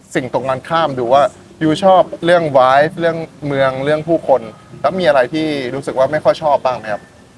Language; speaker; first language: Thai; native; Thai